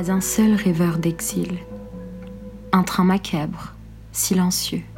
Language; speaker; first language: French; non-native, local second language; Arabic